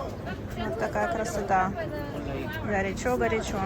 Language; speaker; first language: Russian; native; Russian